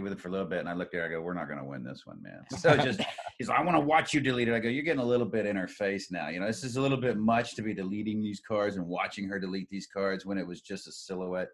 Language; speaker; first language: English; native; English